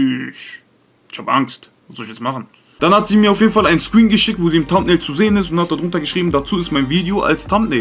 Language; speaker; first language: German; early bilingual, other home language; Turkish